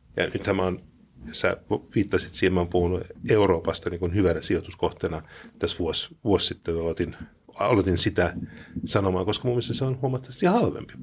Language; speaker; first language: Finnish; early bilingual, heritage; Finnish